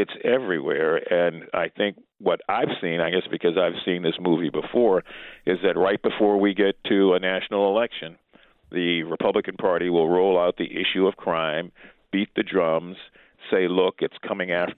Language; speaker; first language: English; native; English